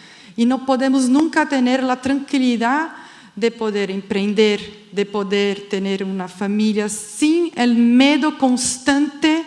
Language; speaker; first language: Spanish; non-native, fluent; Portuguese